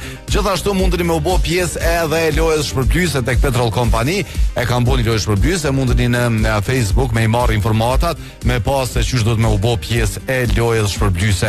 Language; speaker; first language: Albanian; native; Albanian